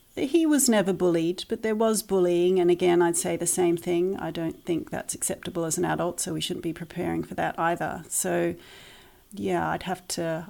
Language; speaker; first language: English; native; English